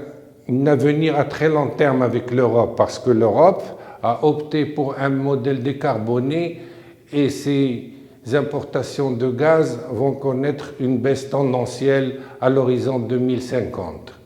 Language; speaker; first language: French; non-native, local second language; Arabic